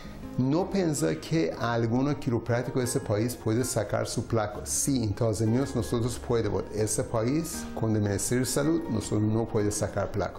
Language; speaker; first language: Spanish; non-native, learner; Persian